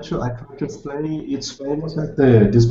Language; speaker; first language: English; non-native, learner; Portuguese